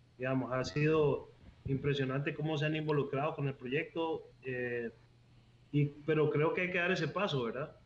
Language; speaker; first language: Spanish; native; Spanish